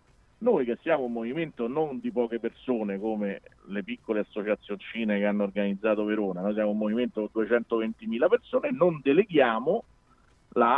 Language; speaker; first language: Italian; native; Italian